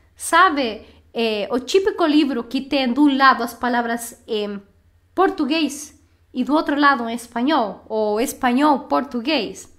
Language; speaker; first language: Portuguese; non-native, fluent; Spanish